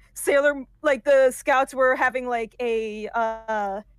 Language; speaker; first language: English; native; English